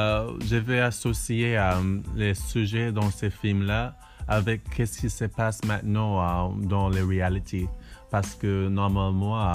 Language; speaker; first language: French; non-native, learner; English